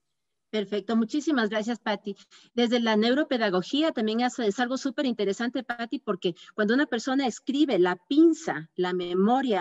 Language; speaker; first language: Spanish; native; Spanish